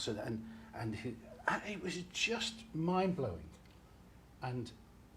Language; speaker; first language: English; native; English